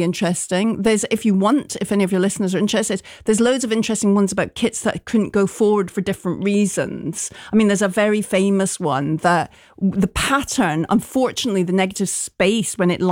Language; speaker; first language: English; native; English